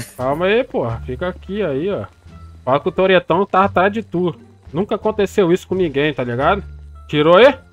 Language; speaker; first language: Portuguese; native; Portuguese